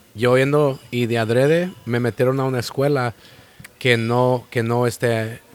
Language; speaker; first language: Spanish; native; Spanish